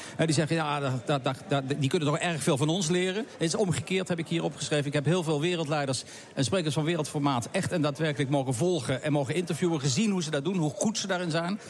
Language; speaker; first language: Dutch; native; Dutch